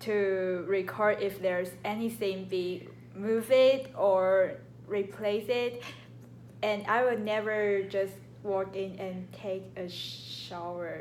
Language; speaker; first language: English; non-native, learner; Chinese